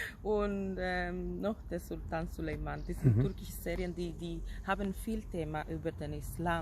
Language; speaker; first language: German; non-native, fluent; Spanish